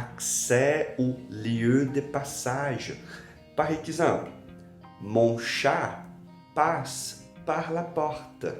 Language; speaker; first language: French; non-native, fluent; Portuguese